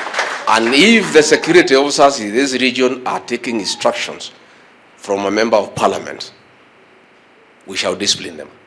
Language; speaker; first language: English; non-native, local second language; Kikuyu